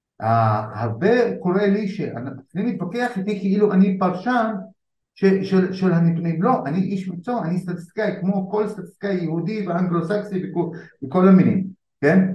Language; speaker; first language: Hebrew; non-native, local second language; Arabic